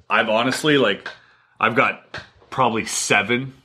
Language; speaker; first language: English; early bilingual, other home language; German